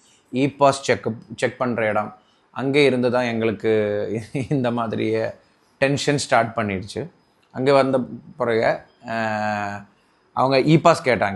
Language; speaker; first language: Tamil; non-native, local second language; Malayalam